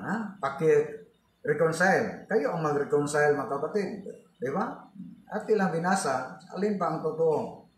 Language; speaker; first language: Filipino; non-native, local second language; Cebuano